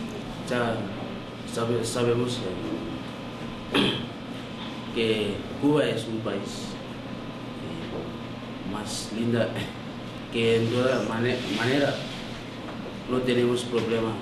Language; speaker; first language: Spanish; non-native, learner; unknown